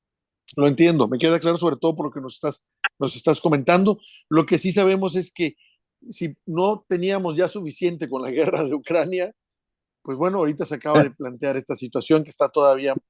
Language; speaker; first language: Spanish; native; Spanish